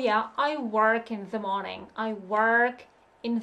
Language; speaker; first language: English; non-native, fluent; Russian